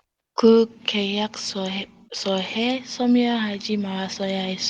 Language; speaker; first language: Korean; non-native, learner; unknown